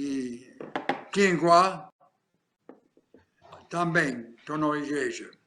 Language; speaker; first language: Portuguese; non-native, fluent; English